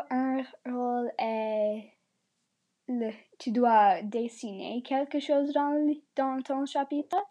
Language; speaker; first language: French; non-native, learner; English